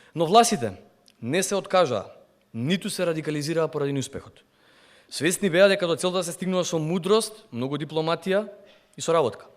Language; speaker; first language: Macedonian; non-native, local second language; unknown